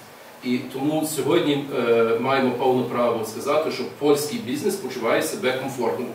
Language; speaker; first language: Ukrainian; early bilingual, heritage; English